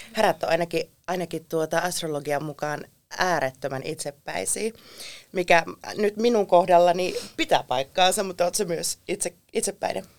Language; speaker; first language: Finnish; native; Finnish